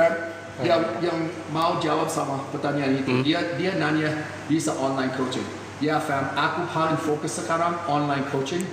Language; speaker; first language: Indonesian; non-native, fluent; English